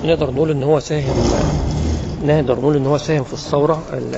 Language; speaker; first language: Arabic; native; Arabic